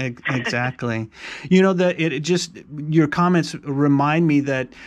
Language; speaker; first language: English; native; English